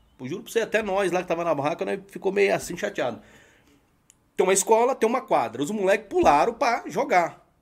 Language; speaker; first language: Portuguese; native; Portuguese